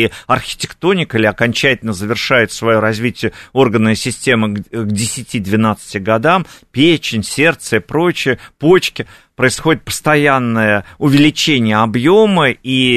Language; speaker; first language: Russian; native; Russian